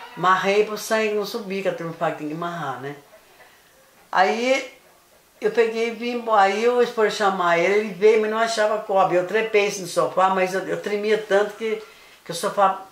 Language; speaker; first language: Portuguese; native; Portuguese